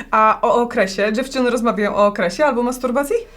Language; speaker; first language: Polish; native; Polish